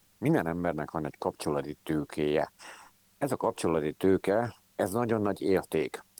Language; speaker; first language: Hungarian; native; Hungarian